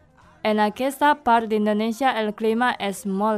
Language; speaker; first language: Catalan; non-native, learner; Indonesian